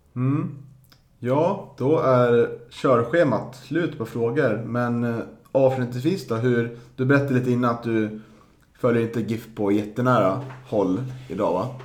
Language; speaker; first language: Swedish; native; Swedish